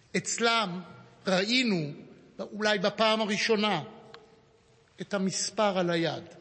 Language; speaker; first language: Hebrew; native; Hebrew